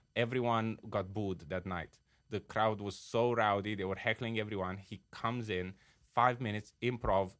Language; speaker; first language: English; non-native, fluent; Romanian